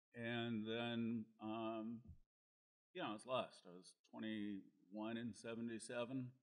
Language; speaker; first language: English; native; English